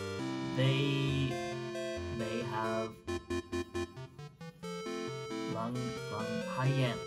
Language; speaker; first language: English; non-native, learner; Japanese